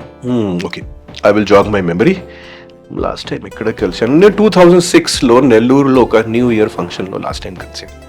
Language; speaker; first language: Telugu; non-native, fluent; Hindi